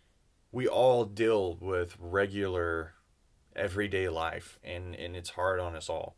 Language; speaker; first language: English; native; English